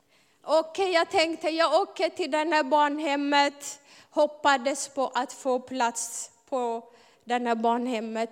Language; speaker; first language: Swedish; non-native, fluent; Amharic